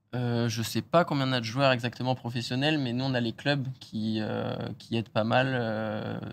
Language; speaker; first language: French; native; French